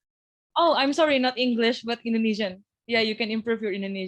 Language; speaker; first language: English; non-native, fluent; Indonesian